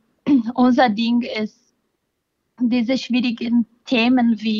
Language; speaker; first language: German; non-native, fluent; Portuguese